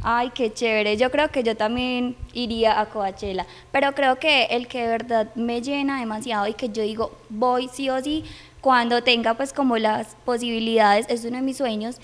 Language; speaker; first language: Spanish; native; Spanish